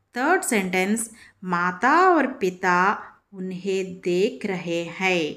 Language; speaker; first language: Hindi; non-native, local second language; Telugu